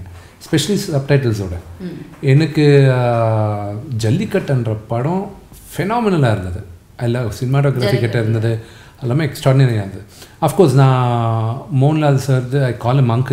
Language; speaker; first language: Tamil; non-native, local second language; Telugu